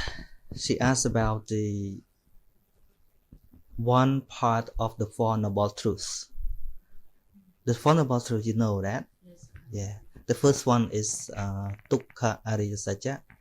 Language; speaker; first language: English; non-native, fluent; Khmer